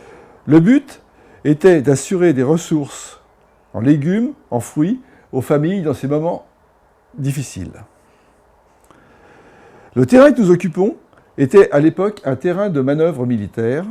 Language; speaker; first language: French; native; French